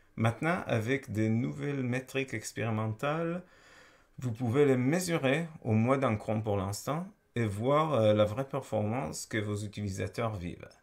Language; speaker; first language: French; non-native, fluent; Hebrew